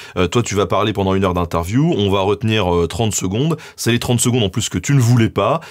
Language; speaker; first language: French; native; French